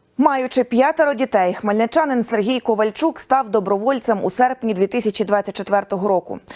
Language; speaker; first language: Ukrainian; native; Ukrainian